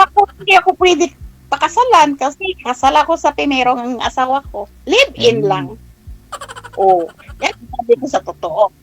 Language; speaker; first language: Filipino; non-native, local second language; Chavacano